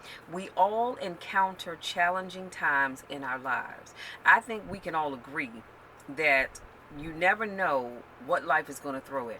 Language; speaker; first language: English; native; English